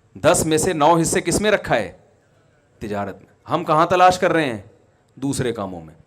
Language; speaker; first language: Urdu; native; Urdu